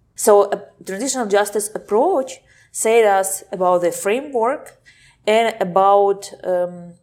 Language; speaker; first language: English; non-native, fluent; Ukrainian